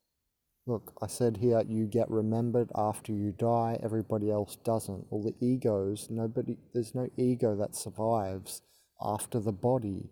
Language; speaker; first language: English; native; English